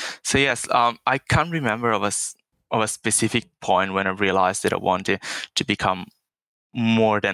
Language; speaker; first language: English; non-native, fluent; Italian